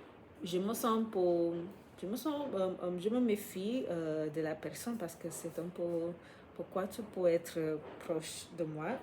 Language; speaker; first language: French; non-native, fluent; English